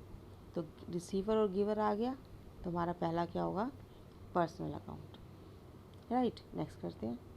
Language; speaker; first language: Hindi; native; Hindi